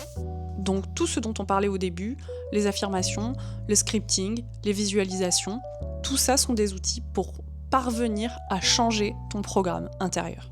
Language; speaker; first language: French; native; French